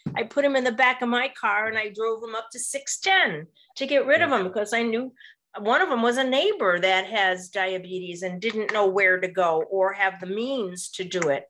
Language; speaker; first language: English; native; English